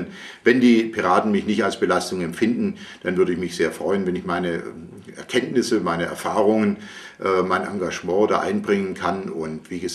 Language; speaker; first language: German; native; German